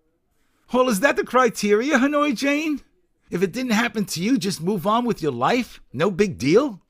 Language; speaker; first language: English; native; English